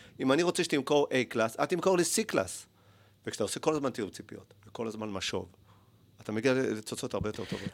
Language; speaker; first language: Hebrew; early bilingual, other home language; Spanish